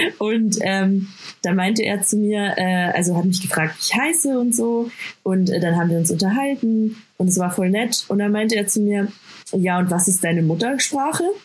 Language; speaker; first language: German; native; German